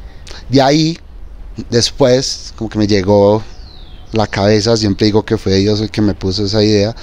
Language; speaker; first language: Spanish; native; Spanish